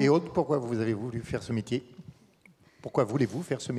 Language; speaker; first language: French; native; French